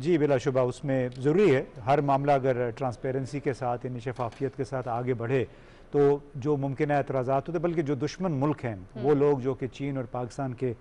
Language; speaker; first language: Urdu; native; Urdu